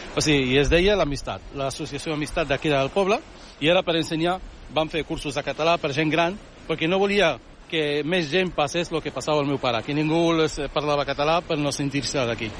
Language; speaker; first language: Catalan; early bilingual, other home language; Arabic